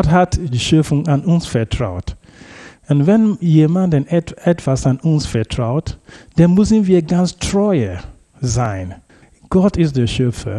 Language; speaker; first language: German; non-native, fluent; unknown